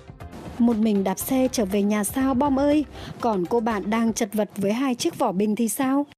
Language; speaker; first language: Vietnamese; native; Vietnamese